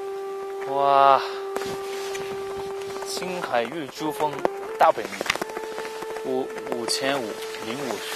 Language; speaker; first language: Chinese; non-native, fluent; Japanese